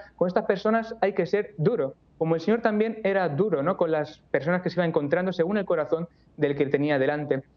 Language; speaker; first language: Spanish; native; Spanish